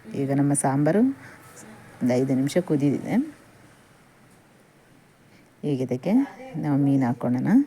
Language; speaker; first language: Kannada; native; Kannada